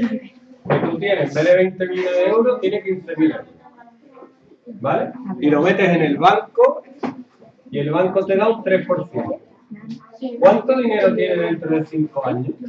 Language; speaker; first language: Spanish; native; Spanish